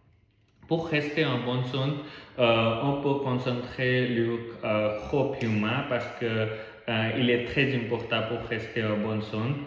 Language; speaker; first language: French; non-native, learner; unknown